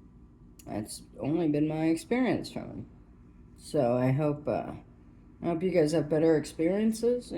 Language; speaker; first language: English; native; English